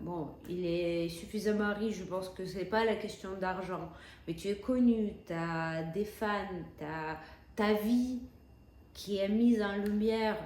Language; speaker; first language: French; non-native, fluent; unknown